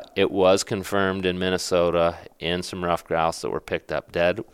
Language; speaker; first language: English; native; English